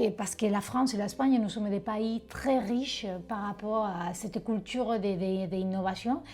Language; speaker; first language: French; non-native, fluent; Spanish